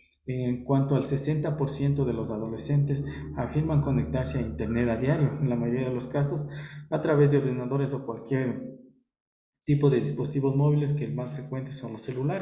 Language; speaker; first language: Spanish; native; Spanish